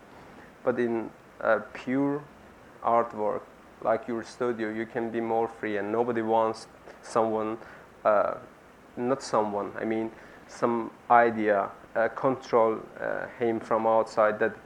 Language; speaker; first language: English; non-native, learner; Persian